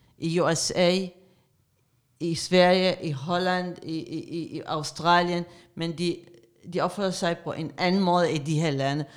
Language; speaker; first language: Danish; non-native, fluent; Arabic